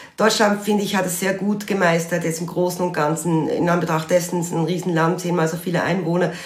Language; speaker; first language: German; native; German